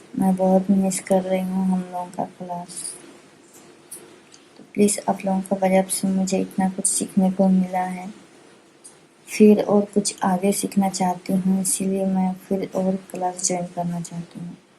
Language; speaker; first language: Hindi; non-native, local second language; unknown